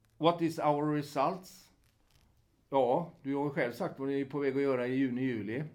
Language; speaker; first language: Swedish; native; Swedish